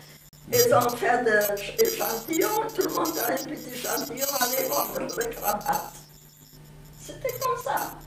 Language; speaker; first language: French; non-native, fluent; Hungarian